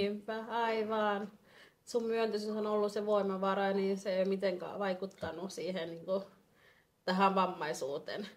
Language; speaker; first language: Finnish; non-native, fluent; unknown